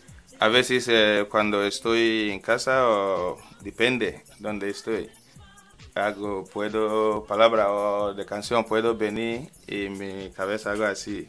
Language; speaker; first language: Spanish; non-native, learner; English